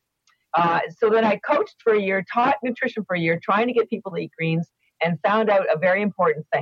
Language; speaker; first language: English; native; English